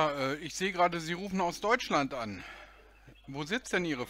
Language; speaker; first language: German; native; German